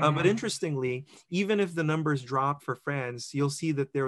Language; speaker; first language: English; non-native, local second language; Filipino